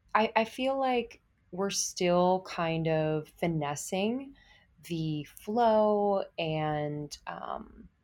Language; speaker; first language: English; native; English